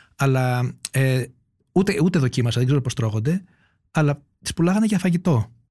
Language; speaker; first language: Greek; native; Greek